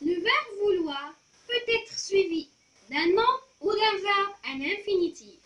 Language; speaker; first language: French; non-native, local second language; Arabic